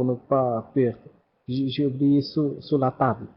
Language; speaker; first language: French; non-native, learner; Arabic